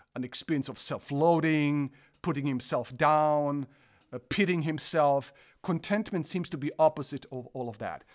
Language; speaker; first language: English; non-native, fluent; Croatian